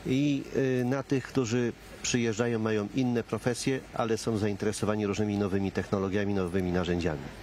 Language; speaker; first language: Polish; native; Polish